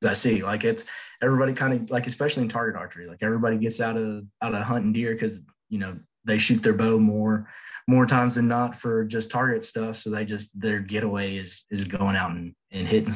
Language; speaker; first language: English; native; English